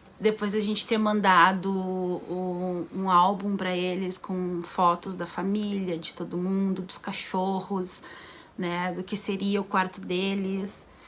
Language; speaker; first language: Portuguese; native; Portuguese